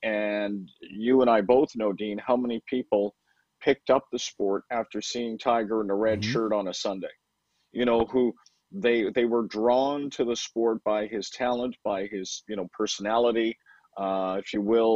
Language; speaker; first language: English; native; English